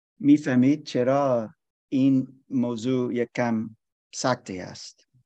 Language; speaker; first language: Persian; non-native, learner; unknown